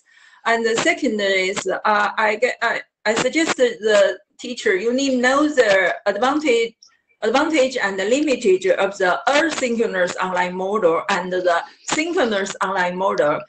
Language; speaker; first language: English; non-native, learner; Chinese